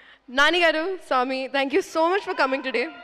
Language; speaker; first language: Telugu; non-native, local second language; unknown